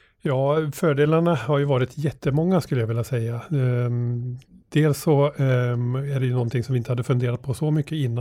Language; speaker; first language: Swedish; native; Swedish